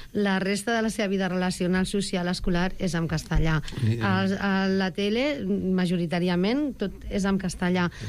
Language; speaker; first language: Catalan; native; Catalan